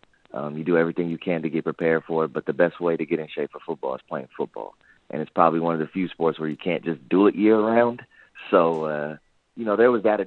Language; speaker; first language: English; native; English